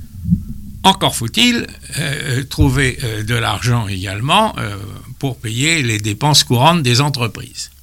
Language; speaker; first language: French; native; French